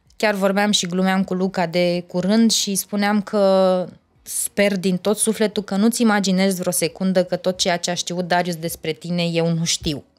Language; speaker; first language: Romanian; native; Romanian